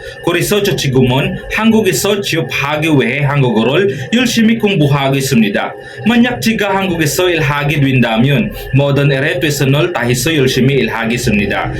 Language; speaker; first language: Korean; non-native, learner; Filipino